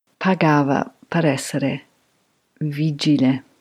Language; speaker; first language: Italian; non-native, fluent; English